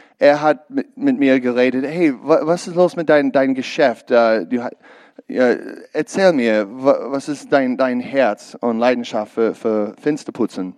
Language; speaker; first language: German; non-native, learner; English